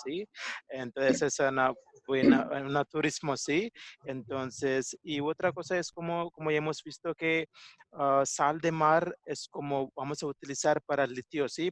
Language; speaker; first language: Spanish; non-native, learner; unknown